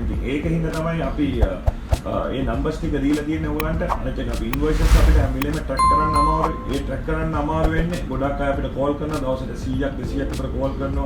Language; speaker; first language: Sinhala; non-native, local second language; Tamil